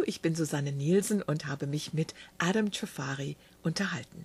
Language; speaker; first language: German; native; German